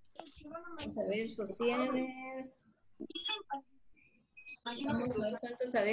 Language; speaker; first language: Spanish; native; Spanish